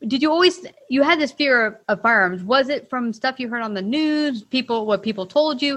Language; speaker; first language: English; native; English